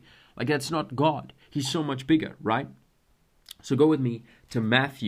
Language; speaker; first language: English; native; English